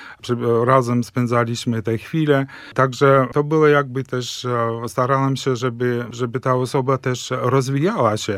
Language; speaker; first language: Polish; early bilingual, heritage; Polish